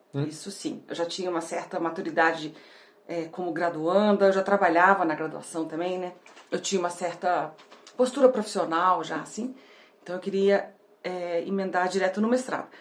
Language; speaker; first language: Portuguese; native; Portuguese